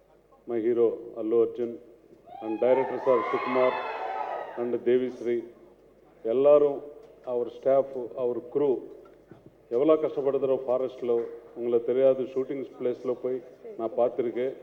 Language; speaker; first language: Tamil; non-native, learner; Telugu